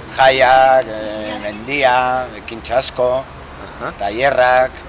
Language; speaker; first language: Basque; non-native, local second language; Spanish